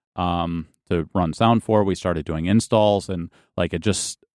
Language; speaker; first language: English; native; English